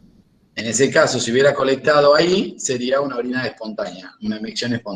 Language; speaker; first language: Spanish; native; Spanish